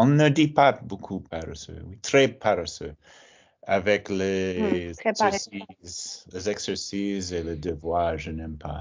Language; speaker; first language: French; non-native, learner; English